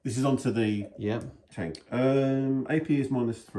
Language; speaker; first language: English; native; English